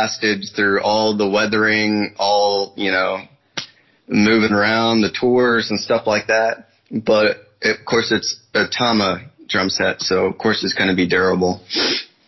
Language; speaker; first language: English; native; English